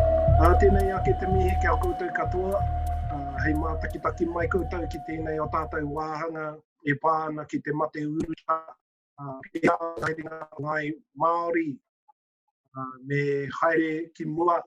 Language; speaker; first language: Māori; non-native, local second language; English